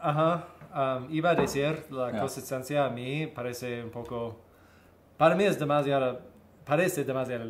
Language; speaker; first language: Spanish; early bilingual, heritage; Spanish